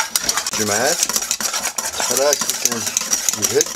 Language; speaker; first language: Arabic; native; Arabic